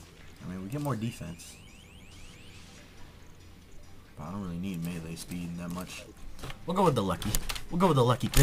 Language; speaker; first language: English; native; English